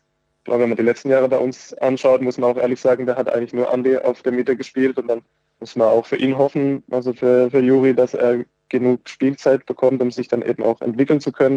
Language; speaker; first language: German; native; German